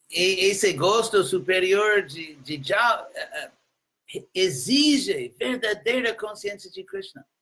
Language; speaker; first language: Portuguese; non-native, fluent; English